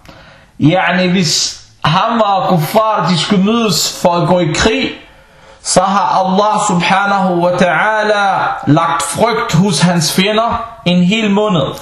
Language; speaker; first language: Danish; early bilingual, other home language; Arabic